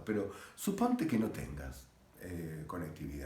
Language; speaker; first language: Spanish; native; Spanish